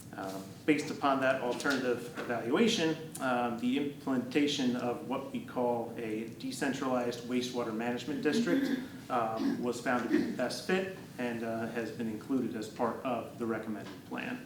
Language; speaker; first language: English; native; English